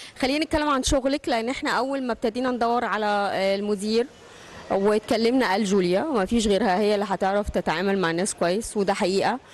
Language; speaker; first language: Arabic; native; Arabic